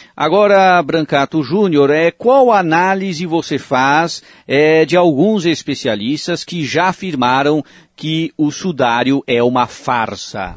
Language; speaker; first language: Portuguese; native; Portuguese